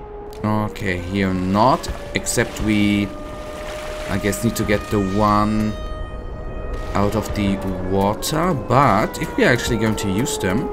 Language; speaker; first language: English; non-native, fluent; German